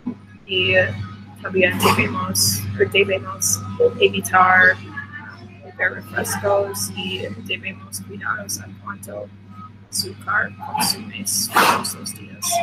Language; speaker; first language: Spanish; non-native, learner; English